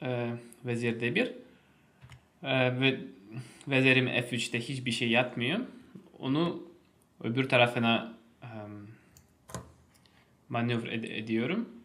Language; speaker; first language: Turkish; non-native, fluent; Russian